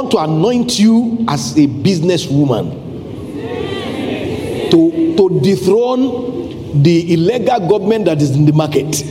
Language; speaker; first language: English; non-native, local second language; Yoruba